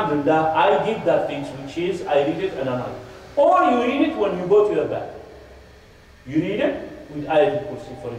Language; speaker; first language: English; non-native, fluent; Arabic